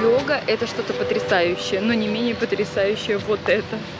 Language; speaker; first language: Russian; native; Russian